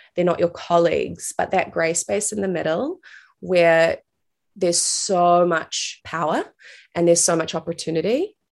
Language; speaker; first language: English; native; English